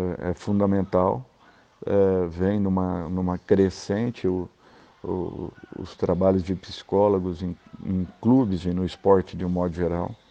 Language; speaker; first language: Portuguese; native; Portuguese